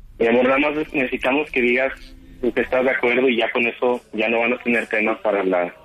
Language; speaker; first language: Spanish; native; Spanish